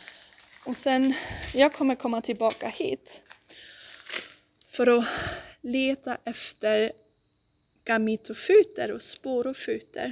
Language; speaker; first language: Swedish; non-native, fluent; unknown